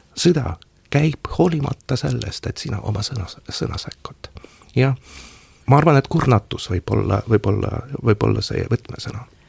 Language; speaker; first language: Estonian; non-native, local second language; Russian